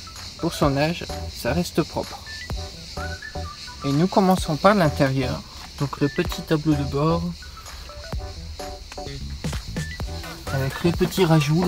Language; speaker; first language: French; native; French